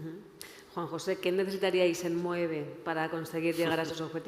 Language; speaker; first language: Spanish; native; Spanish